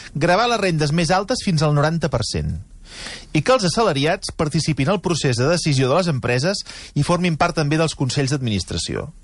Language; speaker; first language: Catalan; native; Catalan